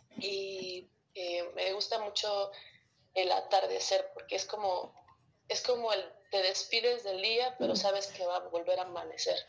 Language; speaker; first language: Spanish; early bilingual, other home language; Russian